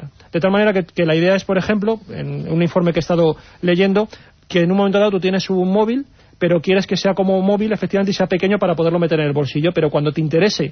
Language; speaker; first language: Spanish; native; Spanish